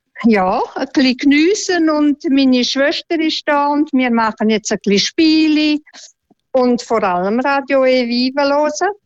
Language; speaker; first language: German; non-native, local second language; Romansh